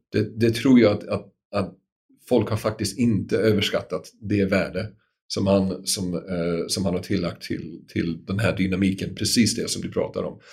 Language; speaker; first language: Swedish; non-native, fluent; English